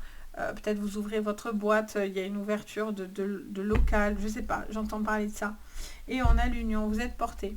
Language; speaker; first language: French; native; French